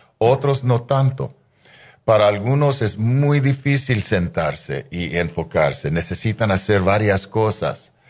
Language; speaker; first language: Spanish; non-native, fluent; English